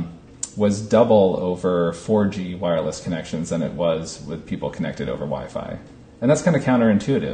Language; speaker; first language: English; native; English